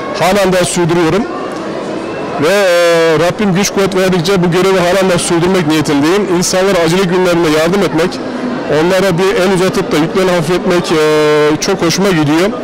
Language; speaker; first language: Turkish; early bilingual, heritage; Turkish